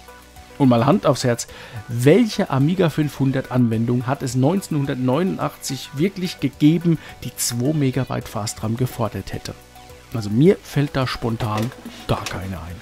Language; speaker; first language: German; native; German